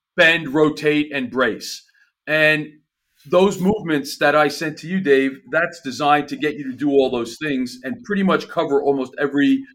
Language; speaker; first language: English; native; English